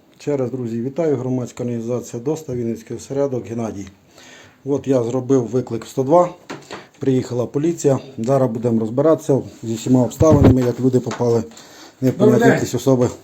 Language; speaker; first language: Ukrainian; native; Ukrainian